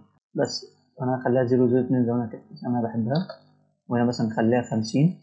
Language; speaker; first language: Arabic; native; Arabic